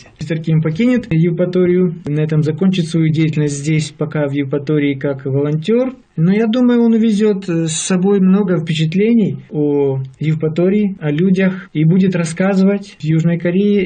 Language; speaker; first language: Russian; native; Russian